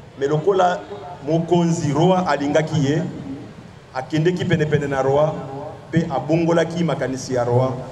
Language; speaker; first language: Lingala; native; Lingala